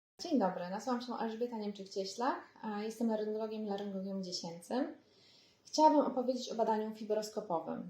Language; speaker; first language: Polish; native; Polish